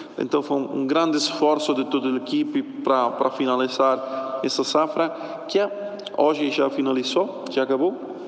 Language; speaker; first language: Portuguese; non-native, fluent; Spanish